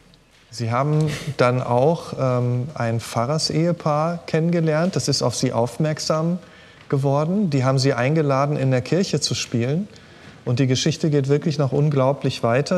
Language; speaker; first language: German; native; German